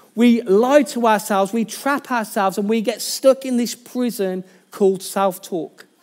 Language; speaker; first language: English; native; English